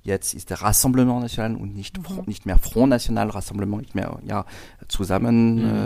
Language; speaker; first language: German; non-native, learner; French